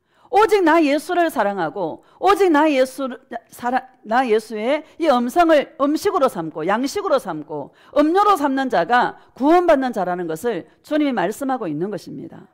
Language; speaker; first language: Korean; native; Korean